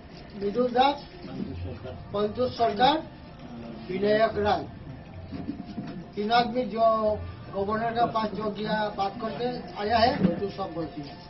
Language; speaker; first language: Hindi; non-native, local second language; Bangla